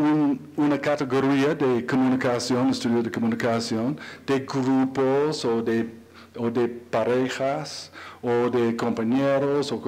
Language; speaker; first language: Spanish; non-native, learner; English